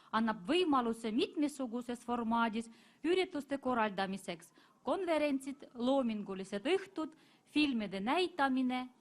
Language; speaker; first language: Estonian; non-native, fluent; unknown